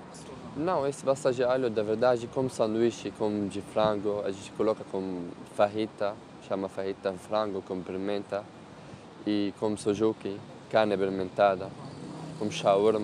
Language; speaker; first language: Portuguese; non-native, learner; Arabic